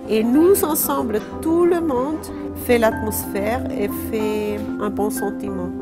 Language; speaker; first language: French; non-native, fluent; German